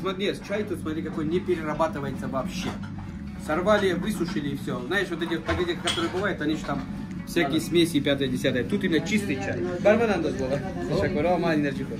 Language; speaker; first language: Russian; non-native, fluent; Persian